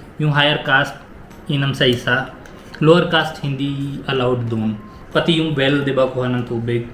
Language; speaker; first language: Filipino; non-native, learner; Punjabi